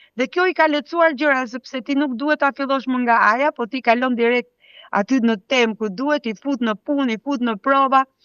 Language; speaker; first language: Albanian; native; Albanian